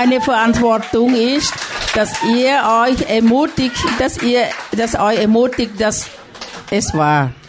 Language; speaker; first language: German; non-native, learner; Thai